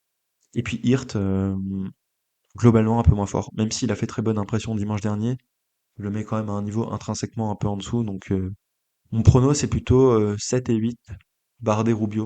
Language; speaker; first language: French; native; French